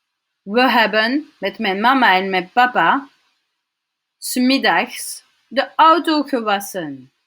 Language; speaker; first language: Dutch; non-native, local second language; French